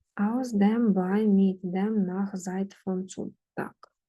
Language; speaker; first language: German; non-native, fluent; Ukrainian